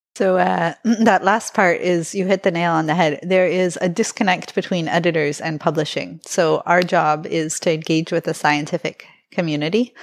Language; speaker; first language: English; native; English